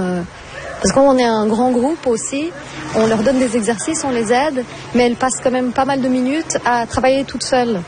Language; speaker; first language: French; native; French